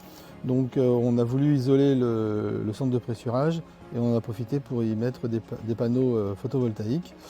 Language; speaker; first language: French; native; French